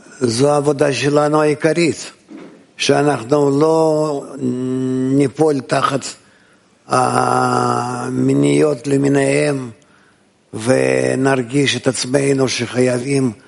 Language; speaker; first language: Hebrew; non-native, fluent; Russian